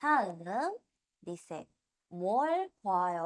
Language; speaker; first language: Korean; non-native, fluent; Spanish